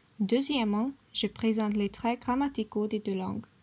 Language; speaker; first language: French; non-native, learner; Hungarian